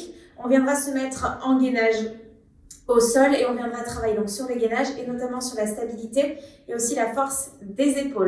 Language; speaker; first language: French; native; French